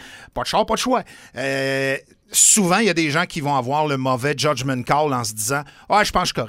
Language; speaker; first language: French; native; French